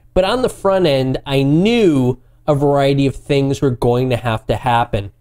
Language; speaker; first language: English; native; English